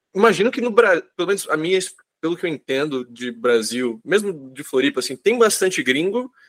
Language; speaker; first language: Portuguese; native; Portuguese